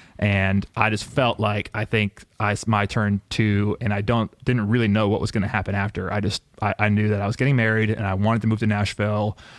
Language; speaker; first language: English; native; English